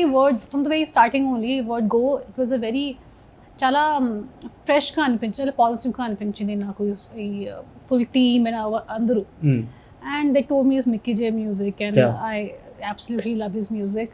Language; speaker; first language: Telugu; non-native, local second language; Hindi